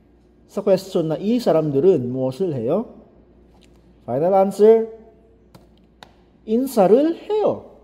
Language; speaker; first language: Korean; non-native, fluent; Filipino